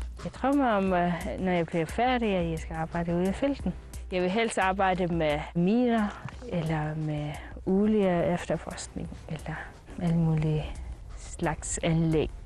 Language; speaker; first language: Danish; non-native, local second language; Kalaallisut